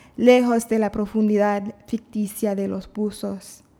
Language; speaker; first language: Spanish; non-native, learner; English